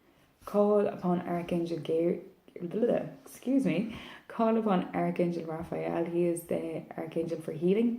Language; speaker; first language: English; native; English